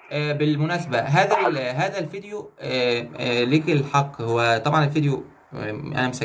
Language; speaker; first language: Arabic; native; Arabic